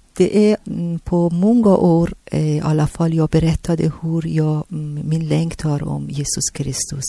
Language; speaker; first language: Swedish; non-native, learner; Persian